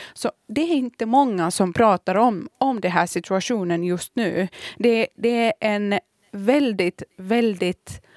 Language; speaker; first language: Swedish; early bilingual, other home language; Kurdish